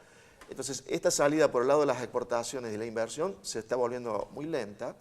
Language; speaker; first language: Spanish; native; Spanish